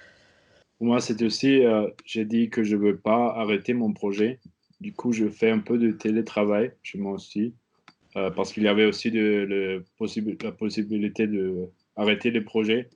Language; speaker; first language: French; non-native, learner; German